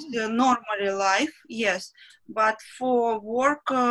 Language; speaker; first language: English; non-native, learner; Russian